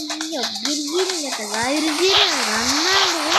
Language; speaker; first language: Russian; non-native, local second language; Kazakh